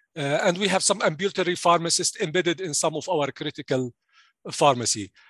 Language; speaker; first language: English; non-native, fluent; Arabic